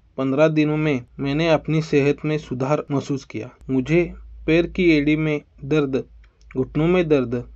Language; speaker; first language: Hindi; non-native, local second language; Marathi